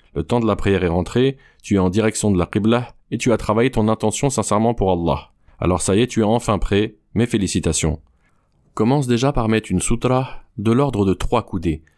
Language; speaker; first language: French; native; French